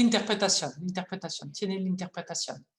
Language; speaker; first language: Spanish; non-native, fluent; French